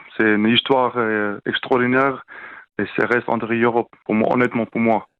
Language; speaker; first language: French; non-native, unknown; Afrikaans